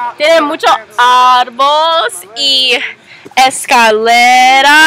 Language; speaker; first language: Spanish; non-native, learner; English